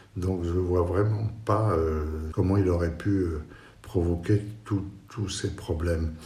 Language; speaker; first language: French; non-native, fluent; Spanish